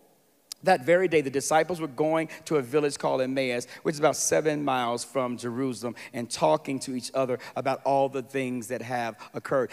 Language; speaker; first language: English; native; English